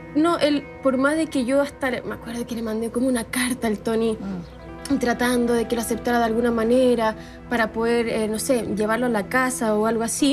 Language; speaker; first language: Spanish; native; Spanish